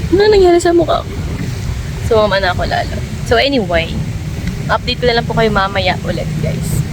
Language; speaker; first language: Filipino; native; Filipino